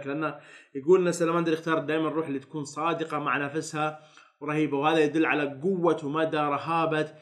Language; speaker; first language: Arabic; native; Arabic